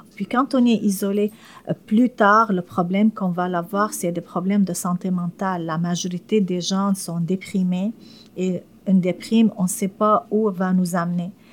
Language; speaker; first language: French; non-native, fluent; Arabic